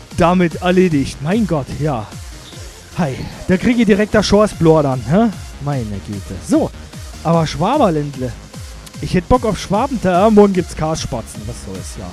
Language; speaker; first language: German; native; German